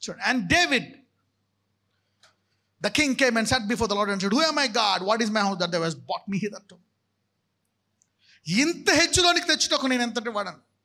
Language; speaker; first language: English; non-native, local second language; Telugu